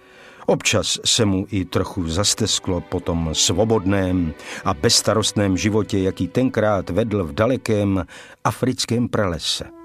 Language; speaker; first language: Czech; native; Czech